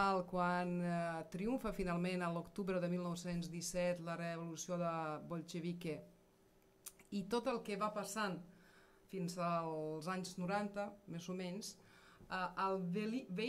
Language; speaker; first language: Catalan; non-native, fluent; Serbian